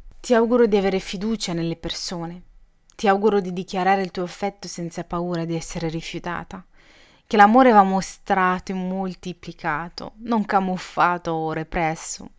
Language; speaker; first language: Italian; native; Italian